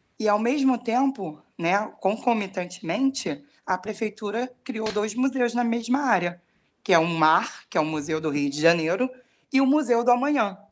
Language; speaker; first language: Portuguese; native; Portuguese